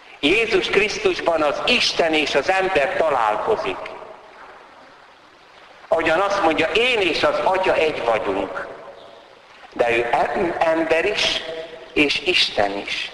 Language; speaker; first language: Hungarian; native; Hungarian